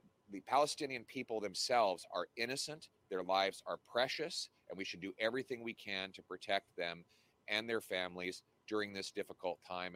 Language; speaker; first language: English; native; English